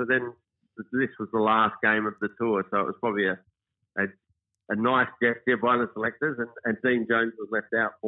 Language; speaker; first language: English; native; English